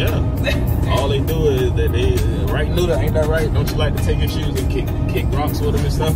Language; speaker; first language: English; native; English